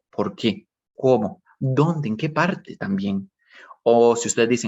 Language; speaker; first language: Spanish; native; Spanish